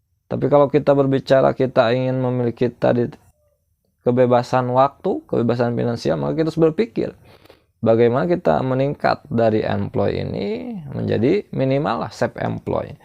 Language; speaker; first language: Indonesian; non-native, local second language; Sundanese